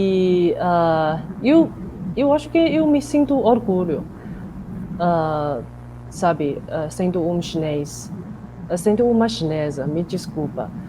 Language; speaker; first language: Portuguese; non-native, fluent; Chinese